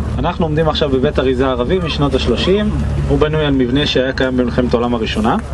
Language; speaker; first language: Hebrew; native; Hebrew